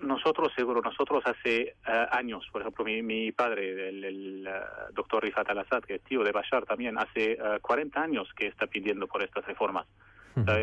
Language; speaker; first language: Spanish; non-native, fluent; Arabic